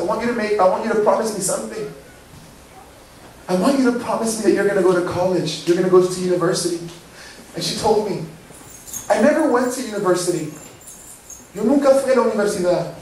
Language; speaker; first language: English; early bilingual, other home language; Spanish